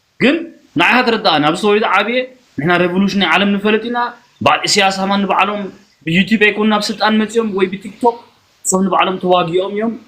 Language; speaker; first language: Tigrinya; early bilingual, heritage; Tigrinya